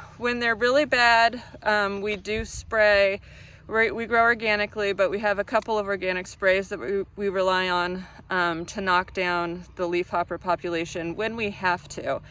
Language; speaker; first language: English; native; English